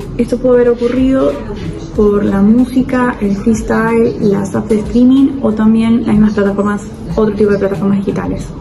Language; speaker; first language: Spanish; native; Spanish